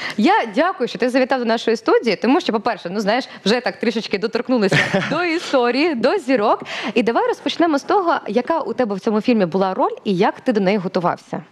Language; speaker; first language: Ukrainian; native; Ukrainian